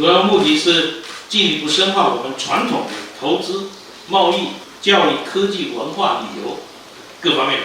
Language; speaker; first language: Chinese; native; Chinese